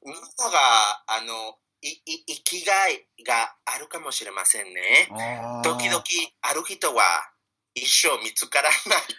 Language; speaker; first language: Japanese; non-native, learner; Spanish